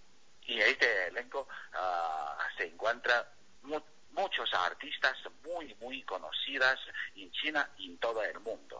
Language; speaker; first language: Spanish; non-native, fluent; Chinese